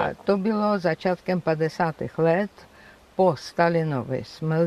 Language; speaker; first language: Czech; non-native, fluent; Georgian